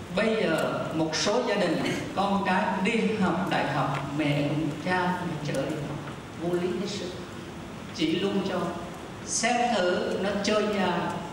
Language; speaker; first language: Vietnamese; native; Vietnamese